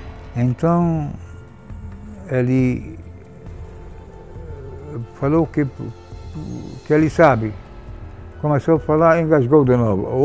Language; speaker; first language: Portuguese; non-native, fluent; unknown